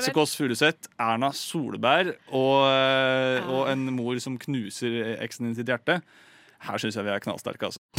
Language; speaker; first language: Norwegian; native; Norwegian